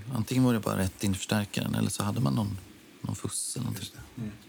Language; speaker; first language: Swedish; native; Swedish